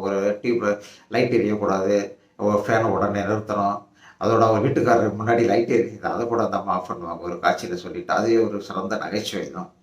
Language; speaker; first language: Tamil; native; Tamil